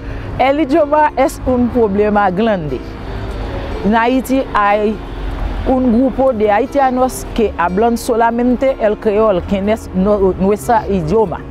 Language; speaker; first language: Spanish; non-native, fluent; Haitian Creole